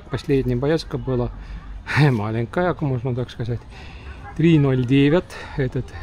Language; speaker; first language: Russian; non-native, local second language; Estonian